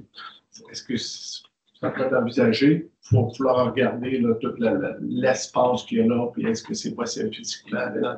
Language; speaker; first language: French; native; French